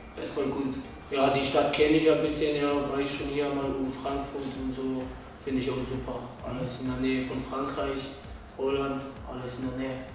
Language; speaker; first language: German; non-native, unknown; Polish